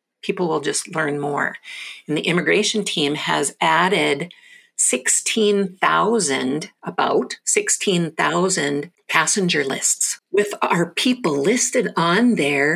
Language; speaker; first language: English; native; English